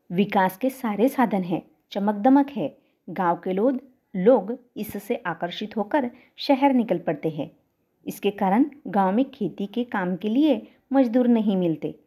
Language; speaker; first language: Hindi; non-native, local second language; Marathi